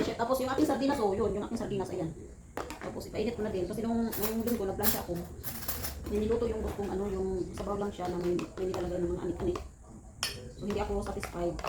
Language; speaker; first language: Filipino; non-native, local second language; Cebuano